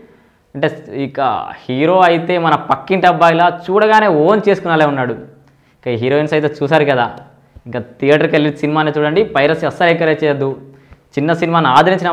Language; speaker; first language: Telugu; native; Telugu